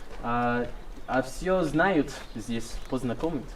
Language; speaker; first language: Russian; non-native, learner; English